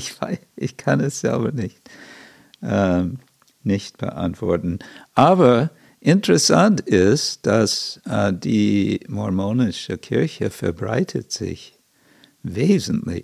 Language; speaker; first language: German; non-native, fluent; English